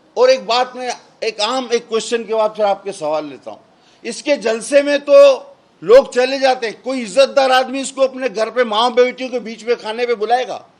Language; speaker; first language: Urdu; non-native, local second language; Sindhi